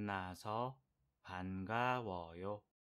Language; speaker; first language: Korean; non-native, fluent; Vietnamese